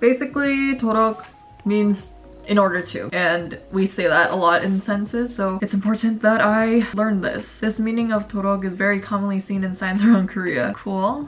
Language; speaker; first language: English; native; English